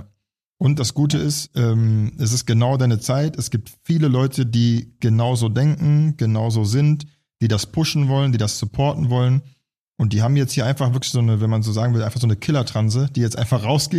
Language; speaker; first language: German; native; German